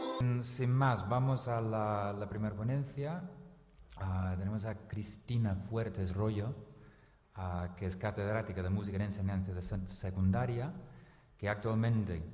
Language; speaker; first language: Spanish; non-native, local second language; Catalan